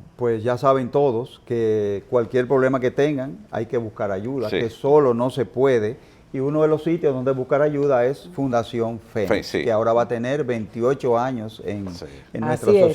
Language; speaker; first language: Spanish; native; Spanish